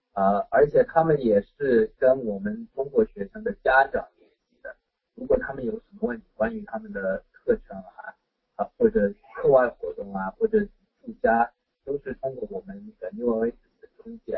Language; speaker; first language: Chinese; non-native, fluent; English